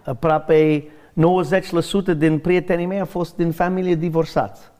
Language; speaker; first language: Romanian; non-native, learner; English